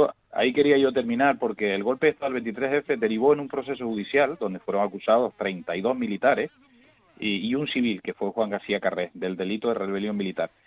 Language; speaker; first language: Spanish; native; Spanish